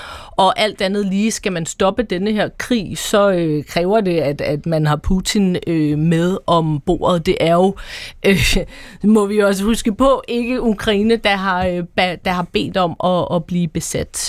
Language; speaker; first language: Danish; native; Danish